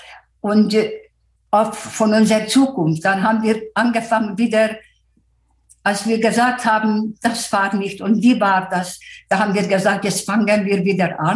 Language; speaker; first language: German; non-native, fluent; Hungarian